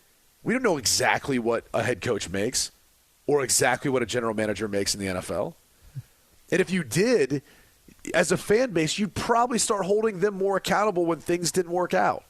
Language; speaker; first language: English; native; English